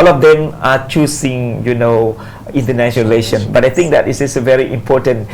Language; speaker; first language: English; non-native, fluent; Pattani Malay